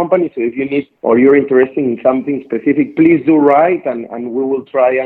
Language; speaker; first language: English; non-native, fluent; Spanish